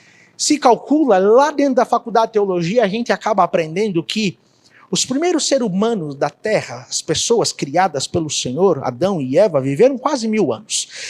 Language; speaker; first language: Portuguese; native; Portuguese